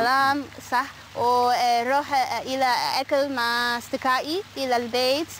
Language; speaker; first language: Arabic; non-native, learner; English